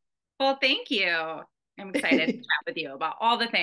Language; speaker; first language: English; native; English